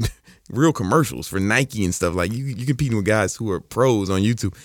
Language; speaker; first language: English; native; English